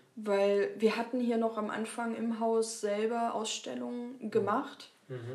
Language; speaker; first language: German; native; German